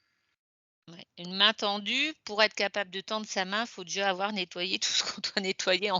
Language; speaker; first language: French; native; French